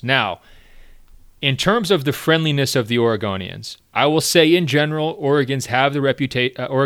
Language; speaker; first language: English; native; English